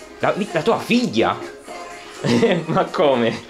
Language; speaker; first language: Italian; non-native, learner; English